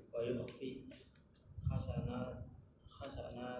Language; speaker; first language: Arabic; non-native, learner; Indonesian